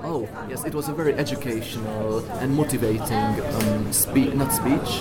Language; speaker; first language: English; non-native, fluent; Hebrew